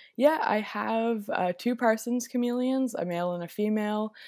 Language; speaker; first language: English; native; English